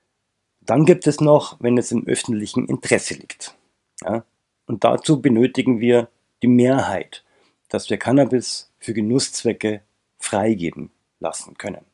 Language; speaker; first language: German; native; German